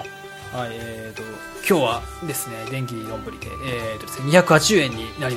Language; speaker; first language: Japanese; native; Japanese